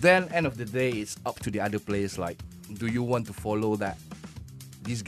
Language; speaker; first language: English; non-native, local second language; Malay